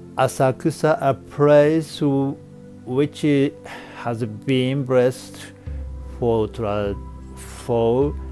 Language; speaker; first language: English; non-native, learner; Japanese